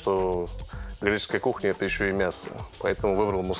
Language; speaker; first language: Russian; native; Russian